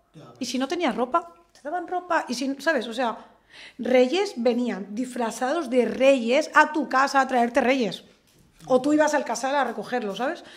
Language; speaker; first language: Spanish; native; Spanish